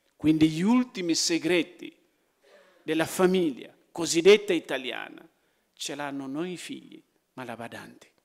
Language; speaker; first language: Italian; non-native, fluent; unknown